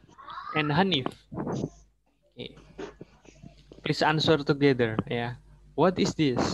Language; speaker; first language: English; non-native, learner; Indonesian